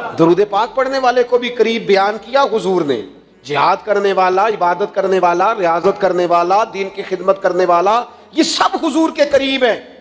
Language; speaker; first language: Urdu; non-native, local second language; Punjabi